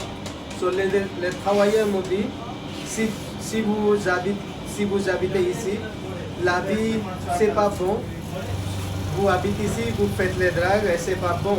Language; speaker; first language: French; non-native, learner; Hindi